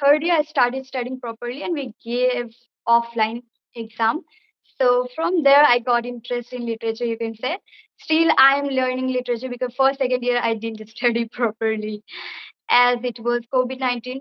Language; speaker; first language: English; non-native, fluent; Bangla